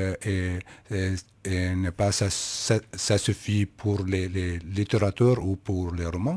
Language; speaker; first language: French; non-native, learner; Kurdish